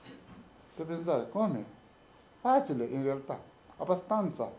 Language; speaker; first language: Italian; non-native, learner; Tibetan